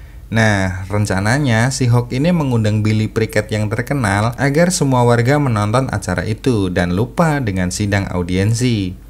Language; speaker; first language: Indonesian; native; Indonesian